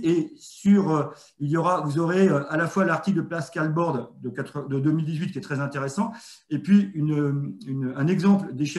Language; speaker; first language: French; native; French